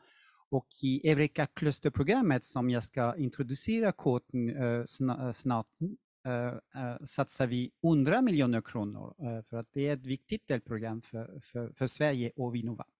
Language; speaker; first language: Swedish; non-native, fluent; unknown